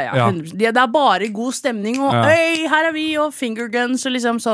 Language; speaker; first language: Norwegian; native; Norwegian